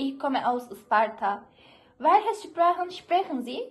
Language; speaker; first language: German; non-native, learner; Turkish